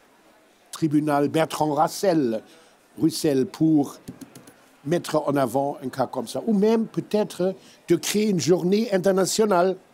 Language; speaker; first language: French; non-native, fluent; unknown